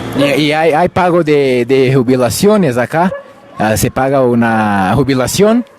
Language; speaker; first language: Spanish; non-native, learner; Portuguese